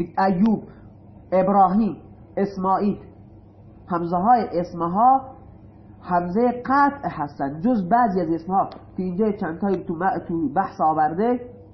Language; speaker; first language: Persian; non-native, local second language; Baluchi